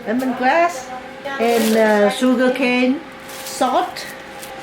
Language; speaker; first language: English; non-native, learner; Vietnamese